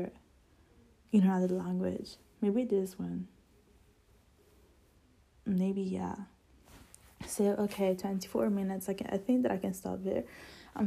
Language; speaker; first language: English; non-native, fluent; Italian